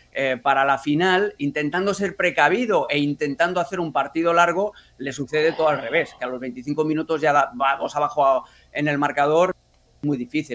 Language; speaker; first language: Spanish; native; Spanish